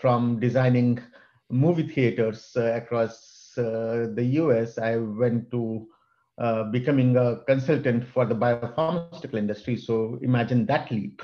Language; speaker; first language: English; non-native, local second language; Hindi